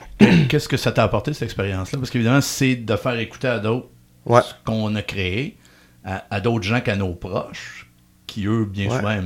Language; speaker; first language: French; native; French